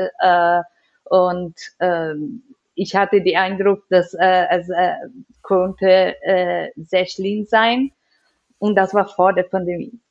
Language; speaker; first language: German; non-native, learner; Portuguese